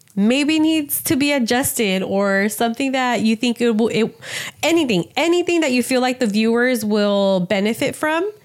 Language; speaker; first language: English; early bilingual, other home language; Spanish